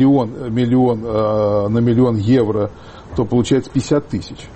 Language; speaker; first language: Russian; native; Russian